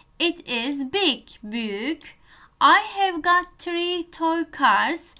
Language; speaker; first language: English; non-native, fluent; Turkish